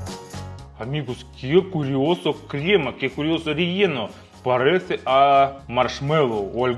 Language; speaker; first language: Spanish; non-native, fluent; Russian